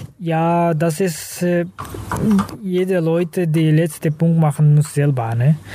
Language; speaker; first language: German; non-native, learner; Kazakh